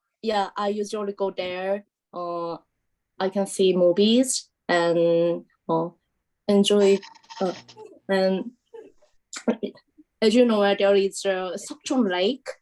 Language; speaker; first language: English; non-native, learner; Korean